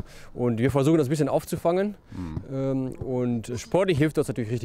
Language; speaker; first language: German; native; German